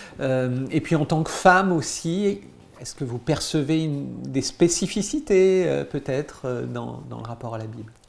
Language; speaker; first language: French; native; French